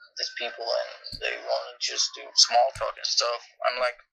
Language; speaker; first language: English; non-native, fluent; Romanian